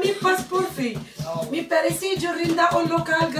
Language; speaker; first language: Spanish; non-native, learner; Arabic